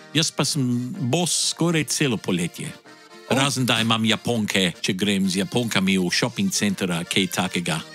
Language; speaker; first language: Slovenian; early bilingual, heritage; Slovenian